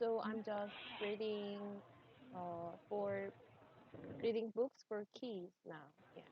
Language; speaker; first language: English; non-native, learner; Korean